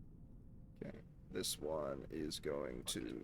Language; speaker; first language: English; native; English